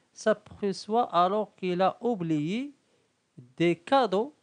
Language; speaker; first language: French; non-native, local second language; Arabic